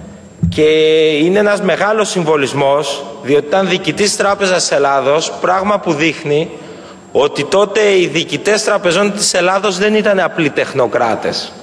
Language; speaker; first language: Greek; native; Greek